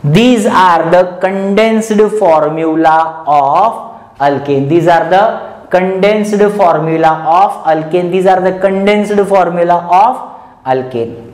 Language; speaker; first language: English; non-native, local second language; Marathi